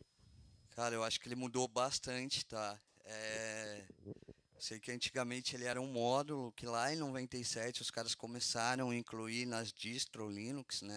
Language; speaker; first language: Portuguese; native; Portuguese